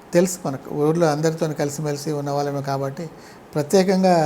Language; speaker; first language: Telugu; native; Telugu